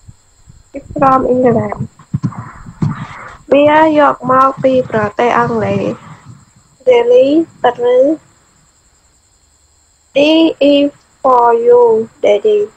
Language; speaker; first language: English; non-native, learner; Khmer